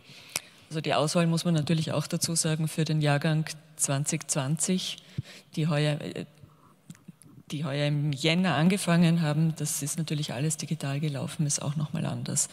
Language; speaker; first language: German; native; German